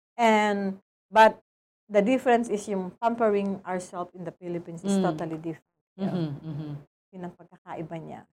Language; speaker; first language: English; non-native, local second language; Filipino